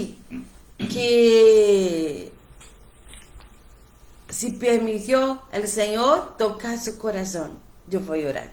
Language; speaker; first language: Portuguese; non-native, learner; Spanish